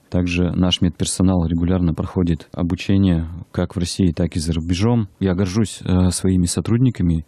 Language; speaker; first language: Russian; native; Russian